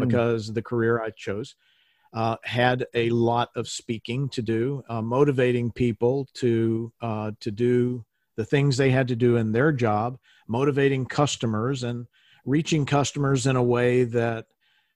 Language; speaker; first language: English; native; English